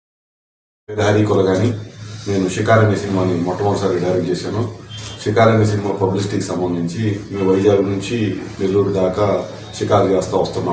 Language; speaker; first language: Telugu; native; Telugu